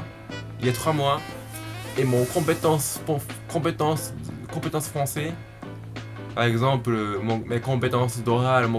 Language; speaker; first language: French; non-native, learner; Japanese